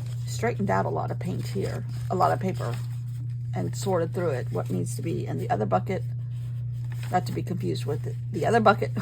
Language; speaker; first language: English; native; English